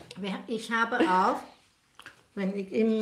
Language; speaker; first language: German; non-native, learner; Thai